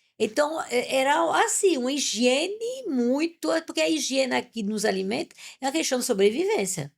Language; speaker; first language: Portuguese; non-native, fluent; French